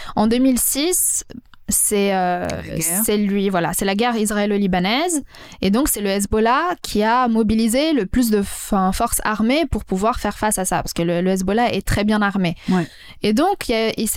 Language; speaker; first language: French; non-native, local second language; Arabic